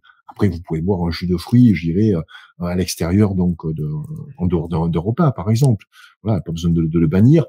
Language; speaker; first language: French; native; French